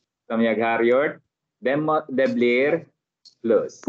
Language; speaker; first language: Swedish; non-native, fluent; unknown